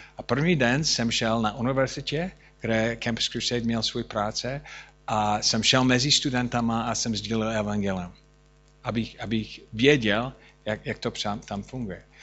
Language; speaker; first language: Czech; non-native, fluent; English